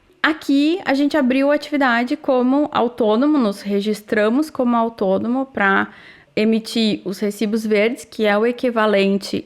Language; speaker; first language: Portuguese; native; Portuguese